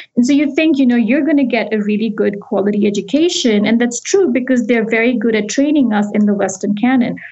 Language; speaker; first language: English; non-native, local second language; Hindi